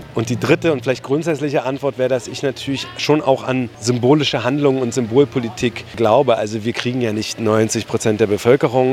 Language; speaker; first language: German; native; German